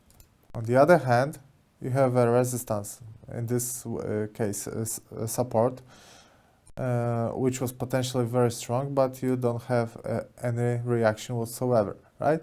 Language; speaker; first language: English; non-native, fluent; Polish